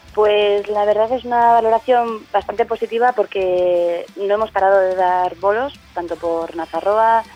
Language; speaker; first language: Spanish; native; Spanish